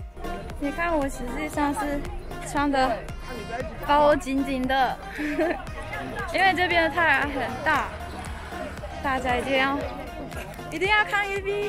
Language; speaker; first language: Chinese; non-native, fluent; Japanese